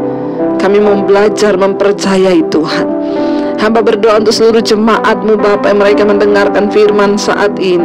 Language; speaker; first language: Indonesian; native; Indonesian